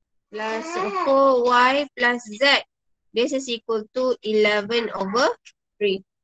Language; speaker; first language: English; non-native, local second language; Malay